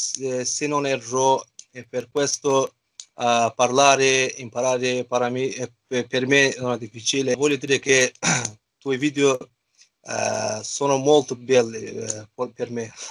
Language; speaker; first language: Italian; non-native, learner; Azerbaijani